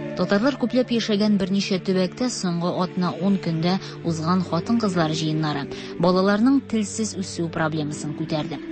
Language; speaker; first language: Tatar; native; Tatar